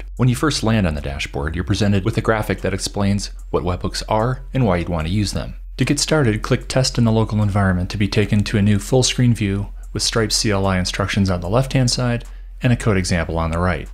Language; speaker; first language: English; native; English